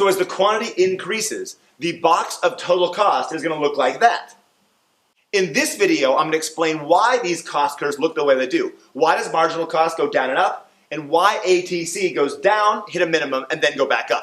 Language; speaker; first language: English; native; English